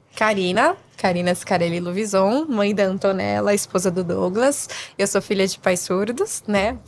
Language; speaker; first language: Portuguese; native; Portuguese